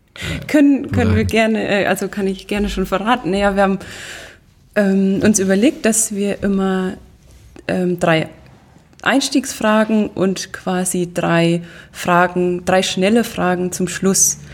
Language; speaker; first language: German; native; German